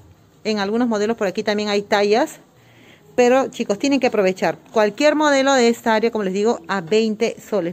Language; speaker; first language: Spanish; native; Spanish